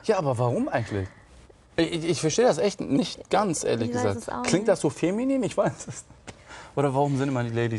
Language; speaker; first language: German; native; German